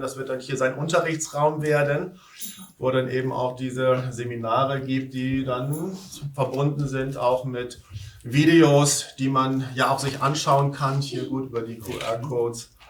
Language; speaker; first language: German; native; German